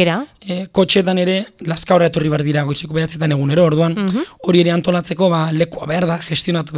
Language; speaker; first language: Basque; native; Basque